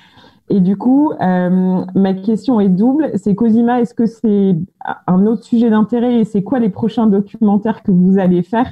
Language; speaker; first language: French; native; French